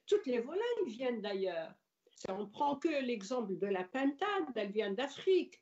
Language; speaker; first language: French; non-native, local second language; Arabic